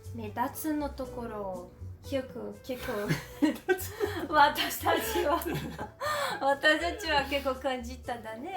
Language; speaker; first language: Japanese; non-native, learner; Portuguese